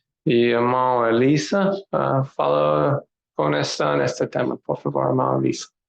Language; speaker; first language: Portuguese; non-native, learner; English